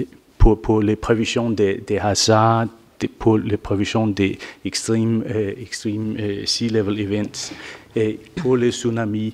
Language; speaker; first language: French; non-native, fluent; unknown